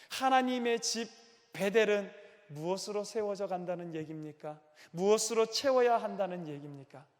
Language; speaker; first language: Korean; native; Korean